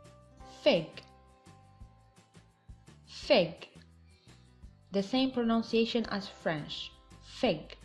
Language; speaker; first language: English; non-native, fluent; Arabic